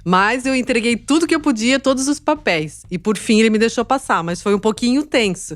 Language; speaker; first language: Portuguese; native; Portuguese